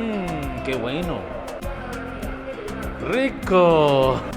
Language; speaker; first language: Spanish; non-native, learner; English